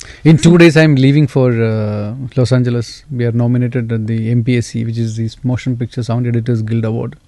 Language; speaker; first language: English; non-native, local second language; Malayalam